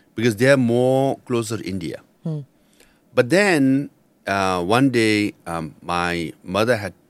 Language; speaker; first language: English; non-native, local second language; Nepali